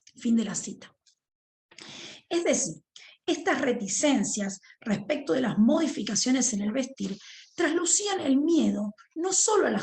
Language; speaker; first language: Spanish; native; Spanish